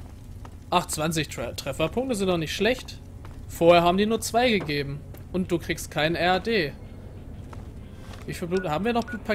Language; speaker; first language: German; native; German